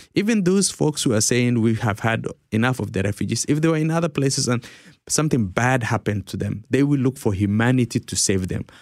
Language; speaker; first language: English; early bilingual, other home language; Somali